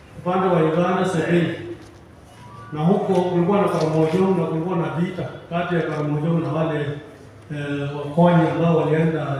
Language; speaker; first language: Swahili; non-native, local second language; Kalenjin